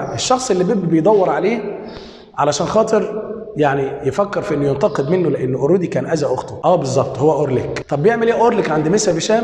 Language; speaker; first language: Arabic; native; Arabic